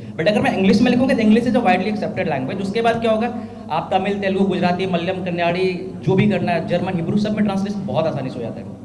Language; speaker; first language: Hindi; native; Hindi